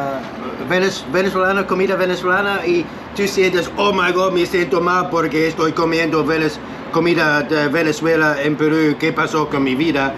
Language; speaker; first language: Spanish; non-native, learner; English